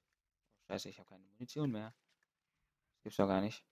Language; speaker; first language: German; native; German